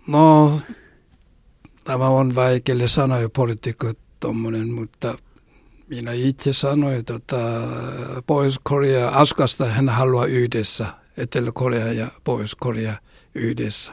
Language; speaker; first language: Finnish; non-native, learner; Korean